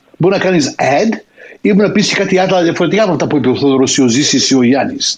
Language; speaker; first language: Greek; early bilingual, heritage; Greek